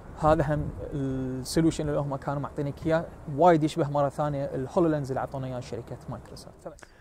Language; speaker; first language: Arabic; native; Arabic